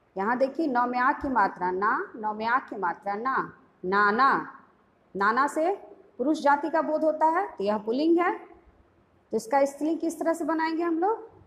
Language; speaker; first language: Hindi; native; Hindi